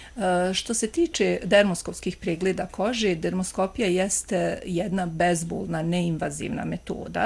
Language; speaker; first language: Croatian; native; Croatian